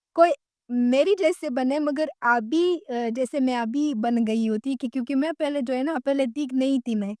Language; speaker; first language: Urdu; non-native, fluent; Romanian